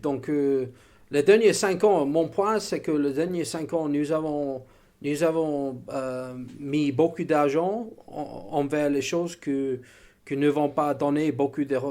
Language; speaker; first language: French; non-native, fluent; English